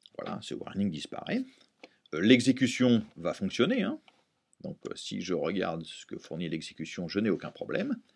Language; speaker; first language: French; native; French